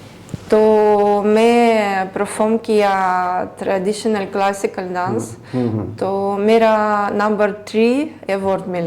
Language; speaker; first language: Hindi; non-native, learner; Greek